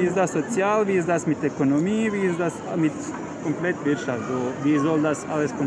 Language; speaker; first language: German; non-native, learner; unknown